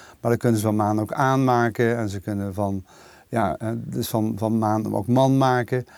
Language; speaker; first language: Dutch; native; Dutch